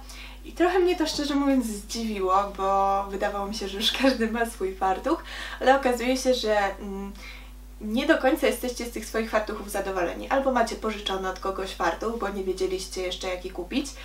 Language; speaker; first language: Polish; native; Polish